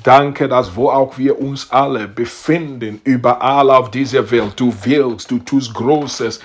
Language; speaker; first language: German; non-native, learner; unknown